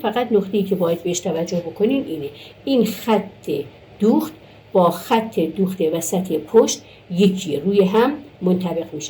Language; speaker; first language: Persian; native; Persian